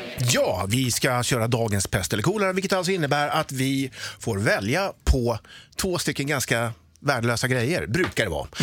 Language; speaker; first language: Swedish; native; Swedish